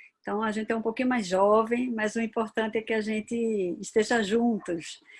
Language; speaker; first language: Portuguese; native; Portuguese